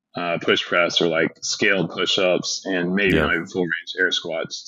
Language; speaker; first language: English; native; English